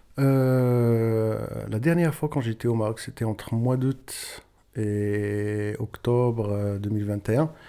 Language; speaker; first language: French; non-native, local second language; Tachelhit